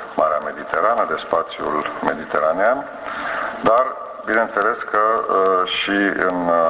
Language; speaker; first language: Romanian; native; Romanian